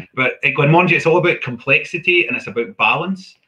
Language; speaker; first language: English; native; English